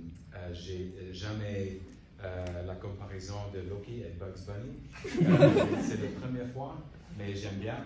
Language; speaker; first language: French; non-native, learner; English